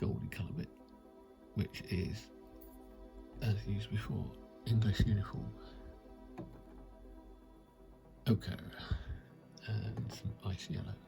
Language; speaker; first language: English; native; English